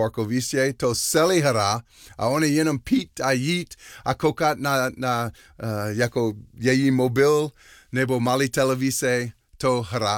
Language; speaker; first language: Czech; non-native, learner; English